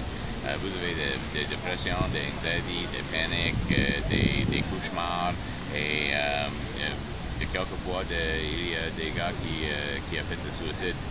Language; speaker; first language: French; non-native, local second language; English